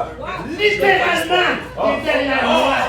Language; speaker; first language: French; native; French